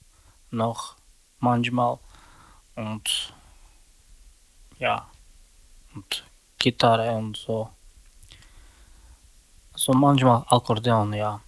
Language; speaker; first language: German; non-native, learner; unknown